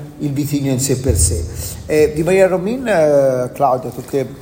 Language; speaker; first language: Italian; native; Italian